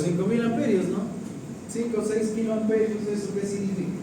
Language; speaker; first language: Spanish; native; Spanish